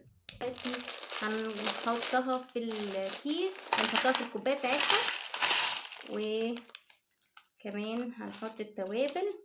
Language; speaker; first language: Arabic; native; Arabic